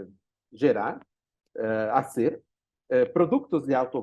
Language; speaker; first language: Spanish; non-native, learner; Portuguese